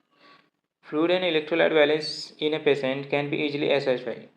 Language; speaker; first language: Hindi; native; Hindi